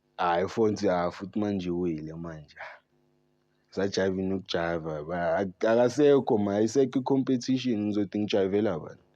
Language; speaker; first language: Zulu; native; Zulu